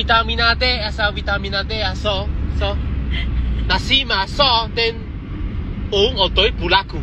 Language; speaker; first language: Portuguese; non-native, learner; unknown